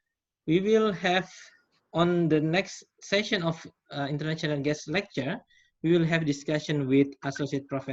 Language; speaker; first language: English; non-native, fluent; Indonesian